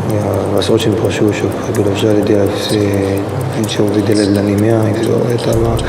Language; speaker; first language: Russian; early bilingual, heritage; Russian